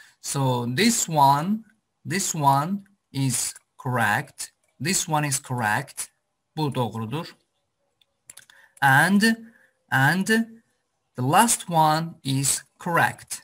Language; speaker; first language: English; non-native, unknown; Azerbaijani